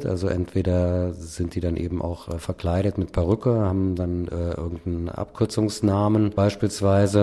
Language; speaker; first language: German; native; German